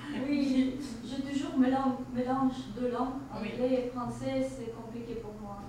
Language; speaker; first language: French; non-native, learner; Russian